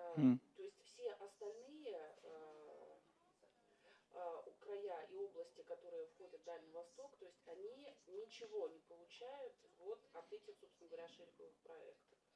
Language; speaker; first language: Russian; native; Russian